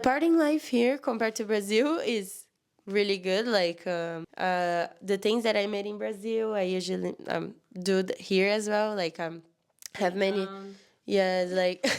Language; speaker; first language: English; non-native, learner; Portuguese